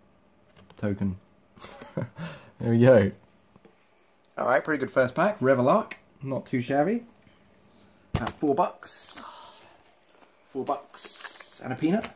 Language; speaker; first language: English; native; English